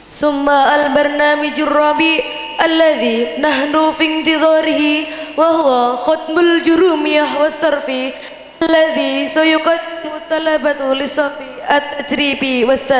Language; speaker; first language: Arabic; non-native, learner; Indonesian